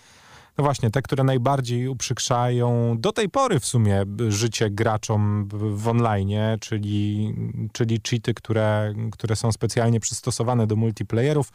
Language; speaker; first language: Polish; native; Polish